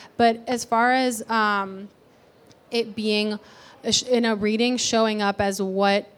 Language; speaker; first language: English; early bilingual, other home language; Spanish